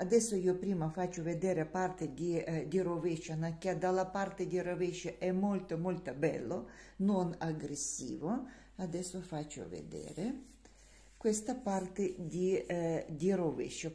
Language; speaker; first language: Italian; non-native, learner; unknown